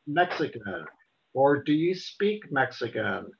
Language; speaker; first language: English; native; English